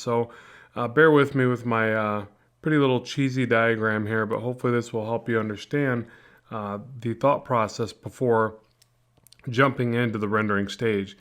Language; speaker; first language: English; native; English